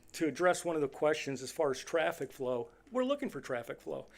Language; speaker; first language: English; native; English